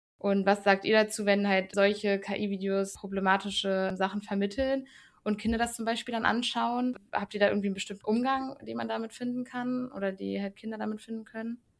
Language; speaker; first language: German; native; German